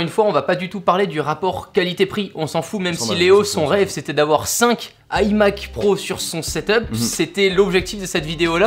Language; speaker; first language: French; native; French